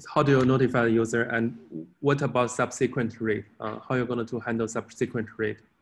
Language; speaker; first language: English; non-native, fluent; Chinese